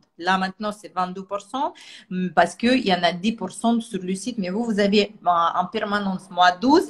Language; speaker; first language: French; non-native, fluent; Russian